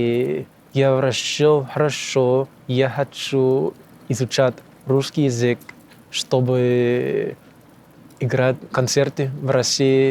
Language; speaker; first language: Russian; non-native, learner; English